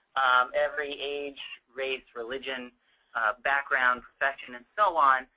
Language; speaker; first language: English; native; English